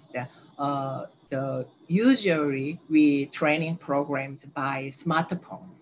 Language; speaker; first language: English; non-native, learner; Korean